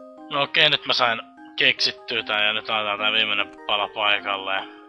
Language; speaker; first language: Finnish; native; Finnish